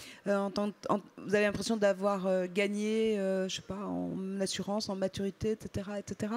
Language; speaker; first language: French; native; French